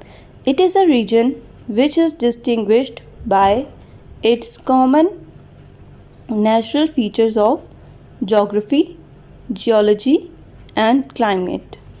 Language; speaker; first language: English; non-native, local second language; Urdu